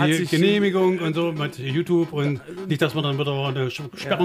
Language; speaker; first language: German; native; German